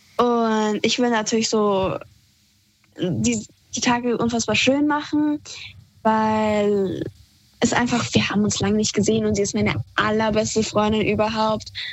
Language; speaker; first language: German; native; German